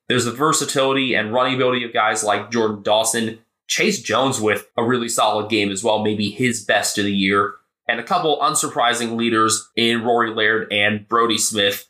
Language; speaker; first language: English; native; English